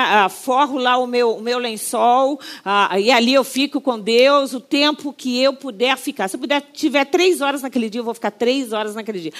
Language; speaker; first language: Portuguese; native; Portuguese